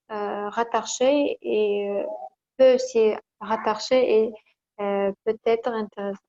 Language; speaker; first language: French; non-native, learner; Kazakh